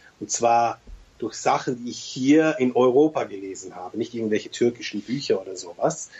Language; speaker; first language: German; early bilingual, other home language; Turkish